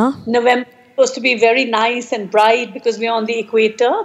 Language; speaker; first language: English; non-native, local second language; Punjabi